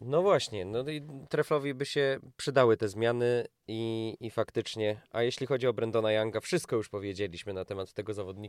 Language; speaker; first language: Polish; native; Polish